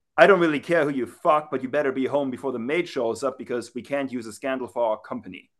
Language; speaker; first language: English; non-native, fluent; German